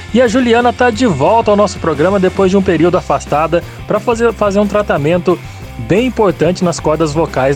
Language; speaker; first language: Portuguese; native; Portuguese